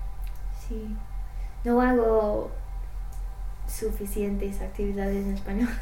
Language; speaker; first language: Spanish; non-native, learner; English